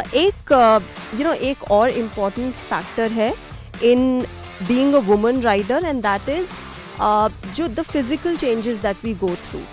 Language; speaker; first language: Hindi; native; Hindi